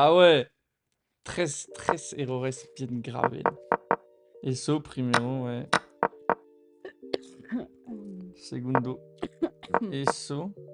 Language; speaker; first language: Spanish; non-native, learner; French